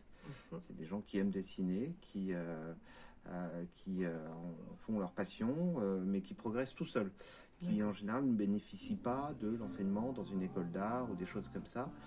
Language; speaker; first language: French; native; French